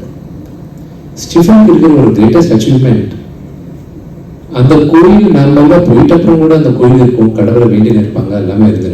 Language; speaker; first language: Tamil; non-native, local second language; Telugu